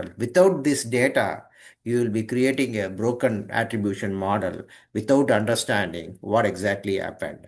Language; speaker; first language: English; non-native, local second language; Tamil